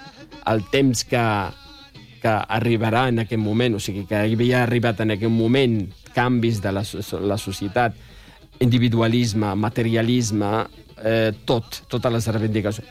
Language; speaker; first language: Catalan; non-native, fluent; Riffian